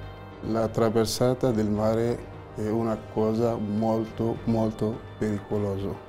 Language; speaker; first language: Italian; non-native, learner; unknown